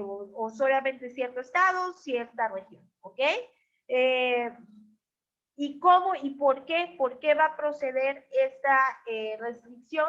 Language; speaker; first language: Spanish; native; Spanish